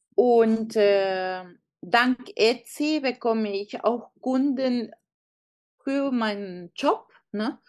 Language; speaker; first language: German; non-native, fluent; Spanish